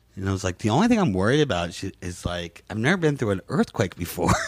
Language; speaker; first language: English; native; English